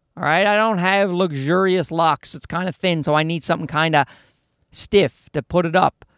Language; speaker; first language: English; native; English